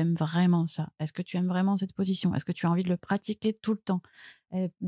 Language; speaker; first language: French; native; French